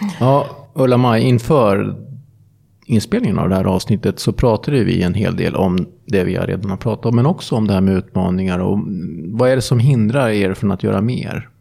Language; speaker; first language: Swedish; native; Swedish